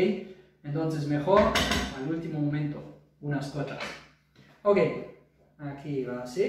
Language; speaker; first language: Spanish; non-native, fluent; German